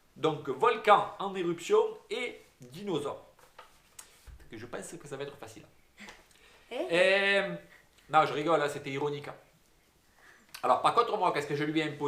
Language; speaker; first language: French; native; French